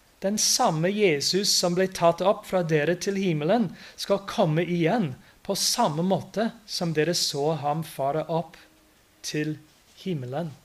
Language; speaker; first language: Norwegian; non-native, fluent; English